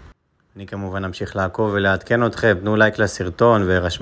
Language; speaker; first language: Hebrew; native; Hebrew